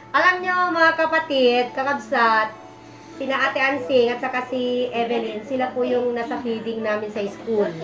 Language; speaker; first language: Filipino; non-native, local second language; Iloko